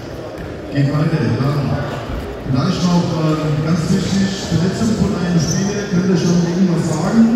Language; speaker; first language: German; native; German